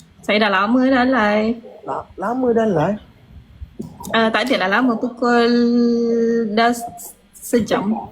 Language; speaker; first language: Malay; native; Malay